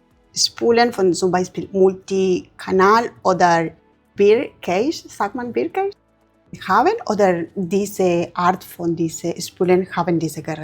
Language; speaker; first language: German; non-native, learner; Spanish